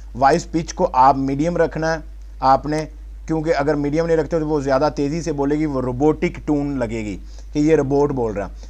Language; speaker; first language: Urdu; non-native, local second language; Punjabi